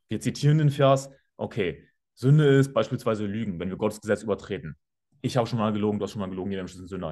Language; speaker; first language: German; native; German